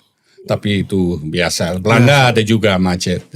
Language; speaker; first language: Indonesian; non-native, learner; Dutch